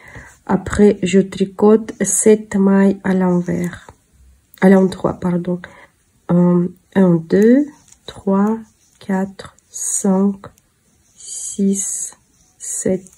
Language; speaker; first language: French; non-native, fluent; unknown